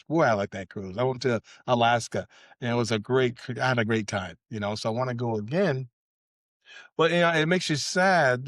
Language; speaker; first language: English; native; English